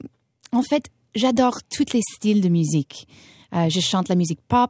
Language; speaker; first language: French; non-native, fluent; English